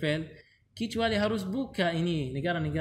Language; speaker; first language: Indonesian; non-native, learner; Arabic